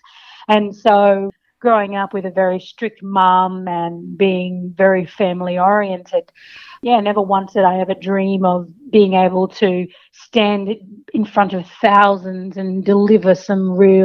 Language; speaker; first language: English; native; English